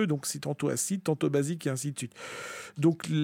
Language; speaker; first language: French; native; French